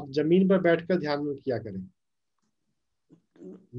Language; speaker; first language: Hindi; native; Hindi